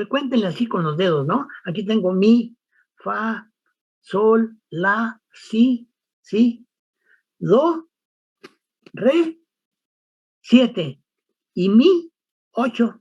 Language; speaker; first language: Spanish; native; Spanish